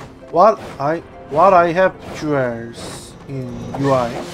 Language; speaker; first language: English; non-native, learner; Korean